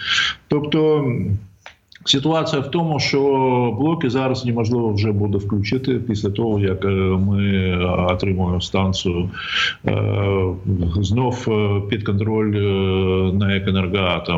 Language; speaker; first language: Ukrainian; native; Ukrainian